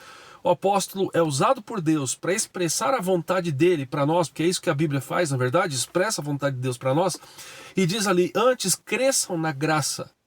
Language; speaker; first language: Portuguese; native; Portuguese